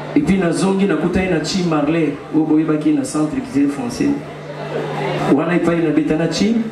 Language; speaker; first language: Lingala; native; Lingala